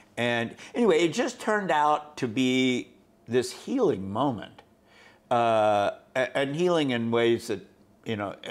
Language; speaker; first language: English; native; English